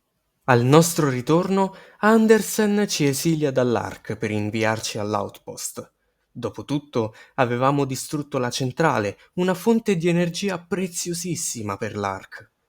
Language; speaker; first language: Italian; native; Italian